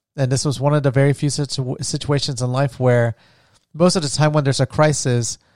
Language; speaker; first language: English; early bilingual, other home language; Spanish